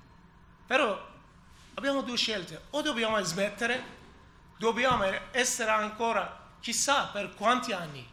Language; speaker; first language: Italian; non-native, learner; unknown